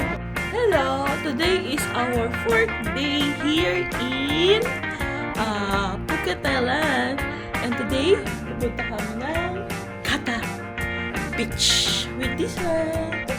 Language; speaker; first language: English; non-native, local second language; Filipino